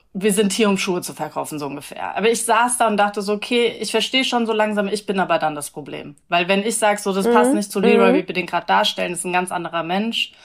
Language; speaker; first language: German; early bilingual, other home language; English